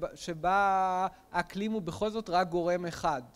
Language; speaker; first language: Hebrew; native; Hebrew